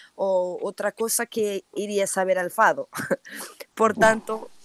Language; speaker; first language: Spanish; non-native, learner; Portuguese